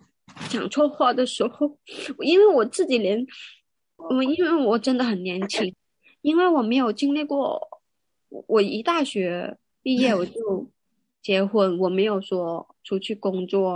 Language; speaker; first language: Chinese; non-native, local second language; Cantonese